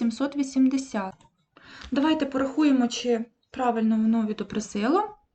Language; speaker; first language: Ukrainian; native; Ukrainian